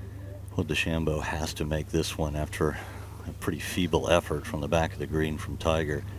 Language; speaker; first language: English; native; English